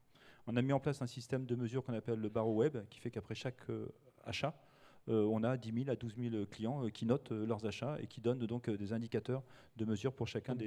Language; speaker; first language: French; native; French